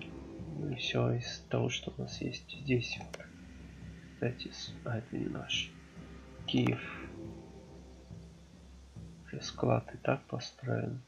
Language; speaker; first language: Russian; native; Russian